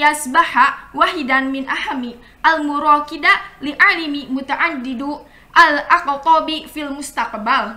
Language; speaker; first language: Arabic; non-native, learner; Indonesian